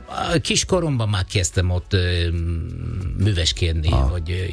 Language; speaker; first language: Hungarian; non-native, fluent; Italian